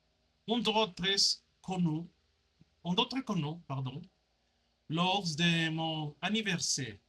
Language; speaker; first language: French; non-native, learner; Spanish